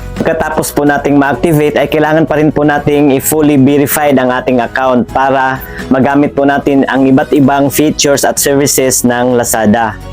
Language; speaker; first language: Filipino; native; Filipino